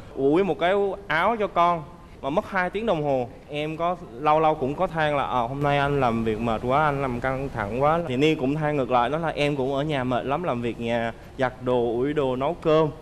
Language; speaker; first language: Vietnamese; early bilingual, other home language; Korean